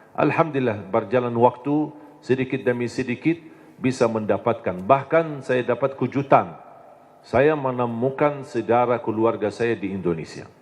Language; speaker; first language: Indonesian; non-native, fluent; Arabic